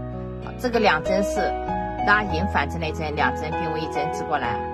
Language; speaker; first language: Chinese; native; Chinese